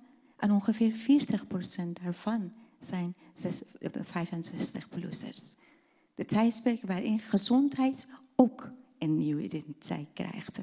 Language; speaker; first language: Dutch; non-native, fluent; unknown